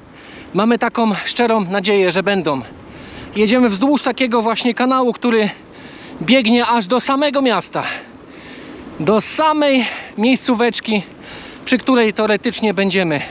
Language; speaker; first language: Polish; native; Polish